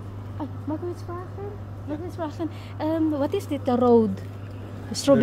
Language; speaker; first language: Dutch; non-native, learner; Filipino